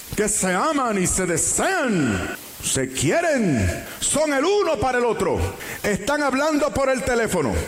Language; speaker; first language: Spanish; native; Spanish